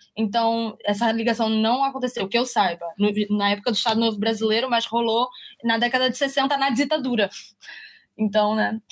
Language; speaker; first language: Portuguese; native; Portuguese